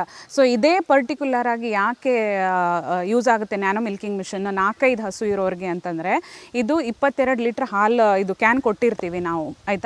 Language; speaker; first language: Kannada; native; Kannada